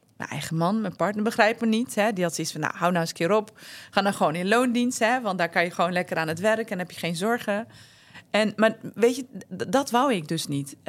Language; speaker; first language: Dutch; early bilingual, other home language; Turkish